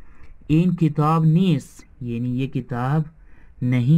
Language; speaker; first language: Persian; non-native, fluent; Urdu